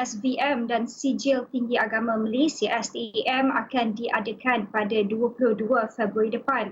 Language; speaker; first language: Malay; native; Malay